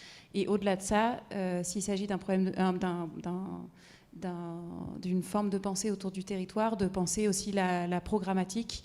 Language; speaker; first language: French; native; French